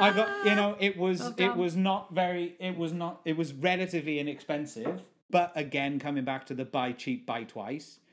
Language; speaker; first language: English; native; English